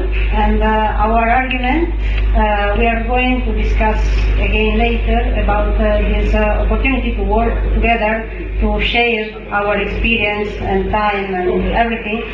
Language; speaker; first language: English; non-native, learner; Italian